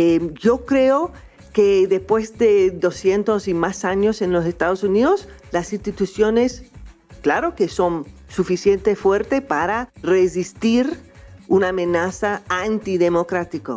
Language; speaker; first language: Spanish; non-native, fluent; English